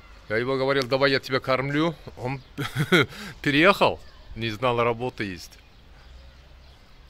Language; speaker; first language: Russian; non-native, learner; Turkish